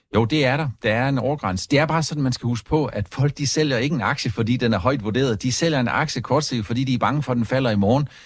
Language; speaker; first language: Danish; native; Danish